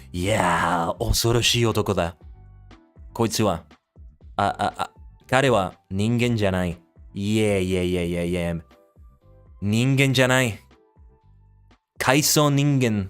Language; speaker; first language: Japanese; non-native, learner; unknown